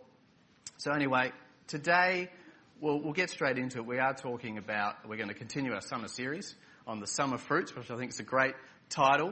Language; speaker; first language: English; native; English